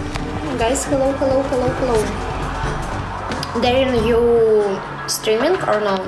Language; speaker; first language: English; non-native, learner; Russian